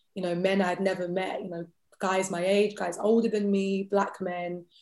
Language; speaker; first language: English; native; English